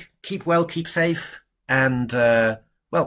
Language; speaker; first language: English; native; English